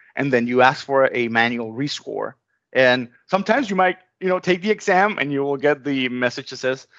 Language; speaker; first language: English; non-native, fluent; Spanish